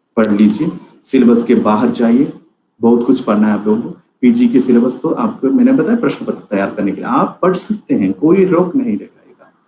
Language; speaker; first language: Hindi; non-native, local second language; Malayalam